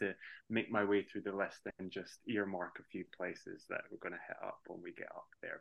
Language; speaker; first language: English; native; English